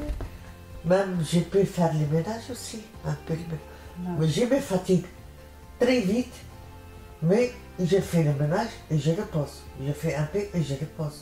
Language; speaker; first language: French; non-native, learner; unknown